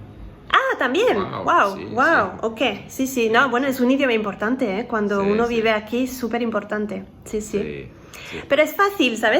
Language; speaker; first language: Spanish; non-native, fluent; French